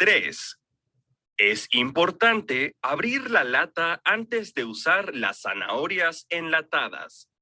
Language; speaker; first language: Spanish; non-native, learner; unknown